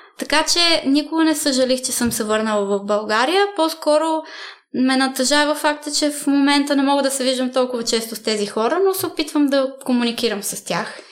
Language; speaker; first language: Bulgarian; early bilingual, heritage; Bulgarian